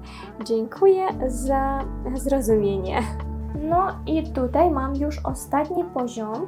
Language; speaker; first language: Polish; non-native, learner; Russian